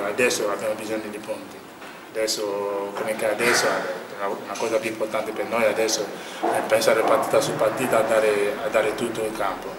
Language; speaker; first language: Italian; non-native, learner; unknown